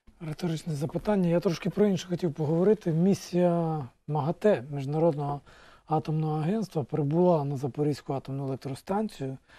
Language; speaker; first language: Ukrainian; native; Ukrainian